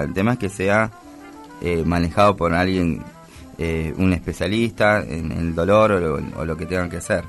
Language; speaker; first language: Spanish; native; Spanish